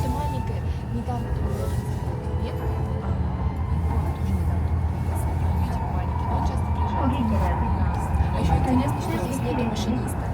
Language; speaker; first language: Russian; non-native, learner; Korean